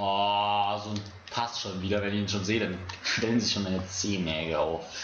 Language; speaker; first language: German; native; German